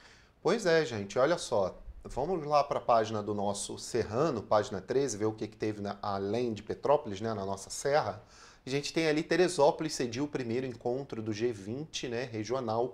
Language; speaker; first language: Portuguese; native; Portuguese